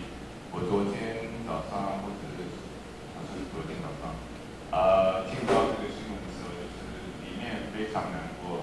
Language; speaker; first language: Chinese; early bilingual, heritage; English